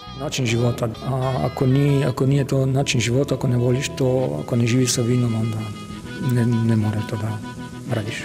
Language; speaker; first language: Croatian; non-native, learner; Slovenian